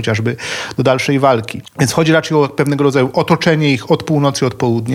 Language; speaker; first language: Polish; native; Polish